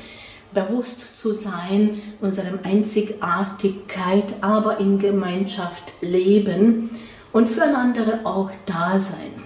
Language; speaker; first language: German; non-native, fluent; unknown